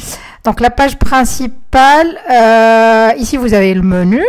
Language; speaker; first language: French; non-native, local second language; Arabic